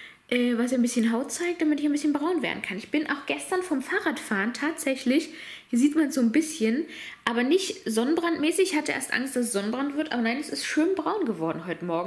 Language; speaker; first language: German; native; German